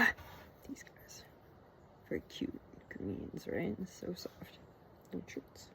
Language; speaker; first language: English; native; English